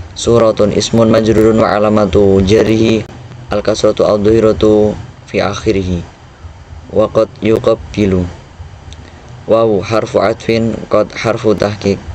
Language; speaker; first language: Arabic; non-native, learner; Indonesian